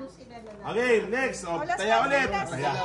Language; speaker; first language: Filipino; native; Filipino